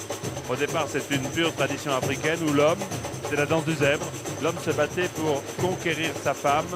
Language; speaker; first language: French; native; French